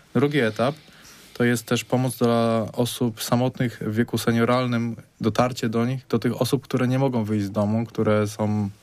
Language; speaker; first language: Polish; native; Polish